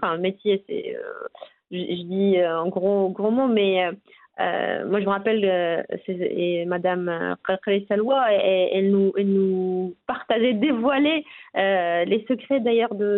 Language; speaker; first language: French; non-native, local second language; Arabic